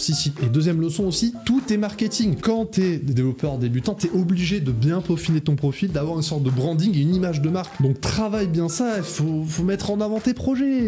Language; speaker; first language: French; native; French